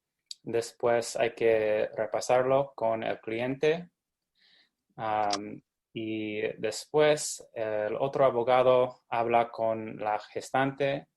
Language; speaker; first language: Spanish; non-native, fluent; English